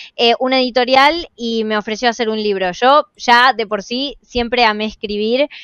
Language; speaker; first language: Spanish; native; Spanish